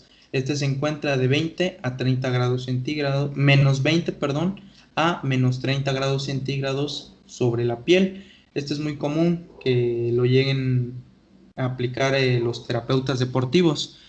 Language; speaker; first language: Spanish; native; Spanish